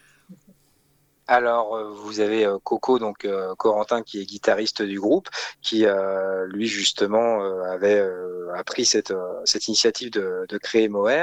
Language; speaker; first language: French; native; French